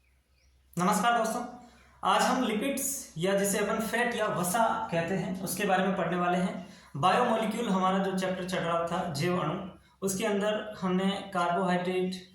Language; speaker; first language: Hindi; native; Hindi